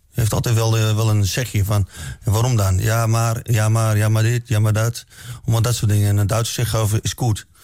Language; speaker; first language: Dutch; native; Dutch